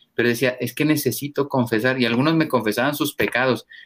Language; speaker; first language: Spanish; native; Spanish